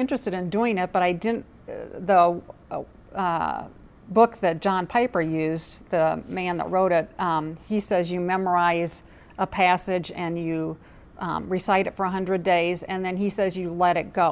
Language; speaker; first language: English; native; English